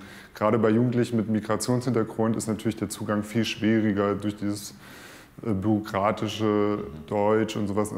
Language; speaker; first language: German; native; German